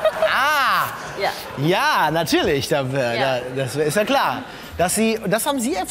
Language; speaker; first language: German; native; German